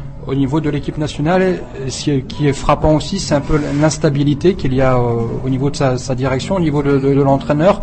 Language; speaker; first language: French; native; French